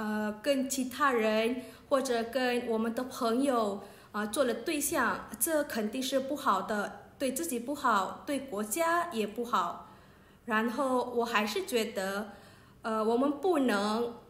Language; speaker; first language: Chinese; non-native, learner; Malay